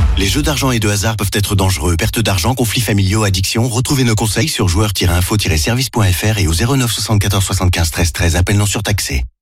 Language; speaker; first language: French; native; French